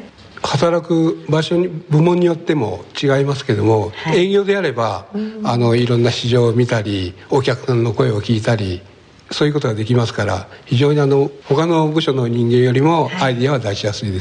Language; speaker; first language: Japanese; native; Japanese